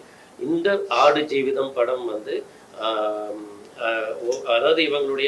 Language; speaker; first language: Tamil; native; Tamil